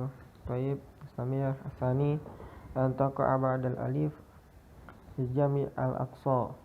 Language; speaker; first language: Arabic; non-native, learner; Indonesian